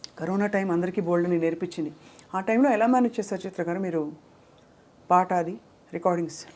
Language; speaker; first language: Telugu; native; Telugu